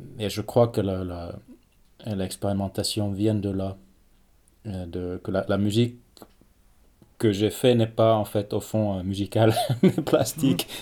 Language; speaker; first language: French; non-native, fluent; Finnish